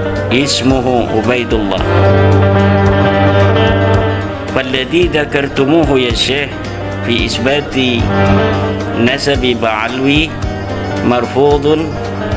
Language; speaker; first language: Arabic; non-native, fluent; Indonesian